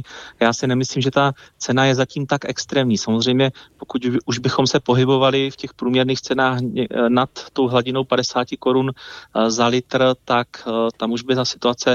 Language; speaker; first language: Czech; native; Czech